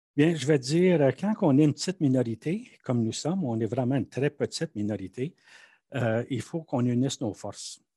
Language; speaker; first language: French; native; French